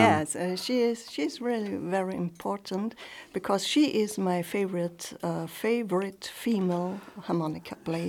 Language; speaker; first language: English; non-native, fluent; German